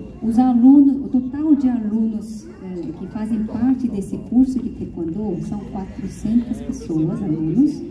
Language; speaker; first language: Portuguese; early bilingual, heritage; Korean